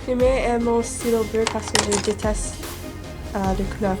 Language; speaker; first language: French; non-native, local second language; English